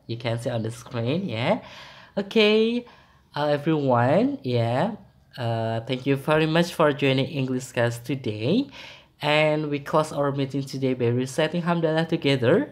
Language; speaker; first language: English; non-native, fluent; Indonesian